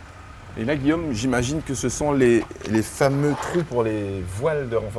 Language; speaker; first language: French; native; French